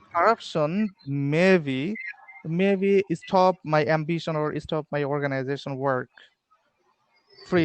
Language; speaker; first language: English; non-native, learner; Bangla